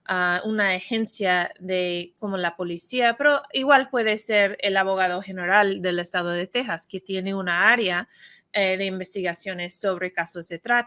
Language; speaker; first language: Spanish; non-native, fluent; English